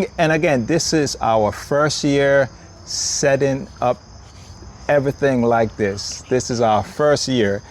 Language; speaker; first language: English; native; English